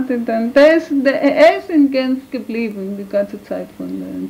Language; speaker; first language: German; non-native, fluent; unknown